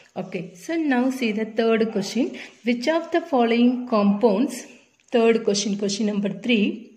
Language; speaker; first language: English; non-native, local second language; Tamil